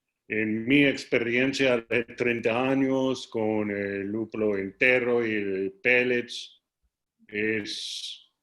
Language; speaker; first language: Spanish; non-native, learner; English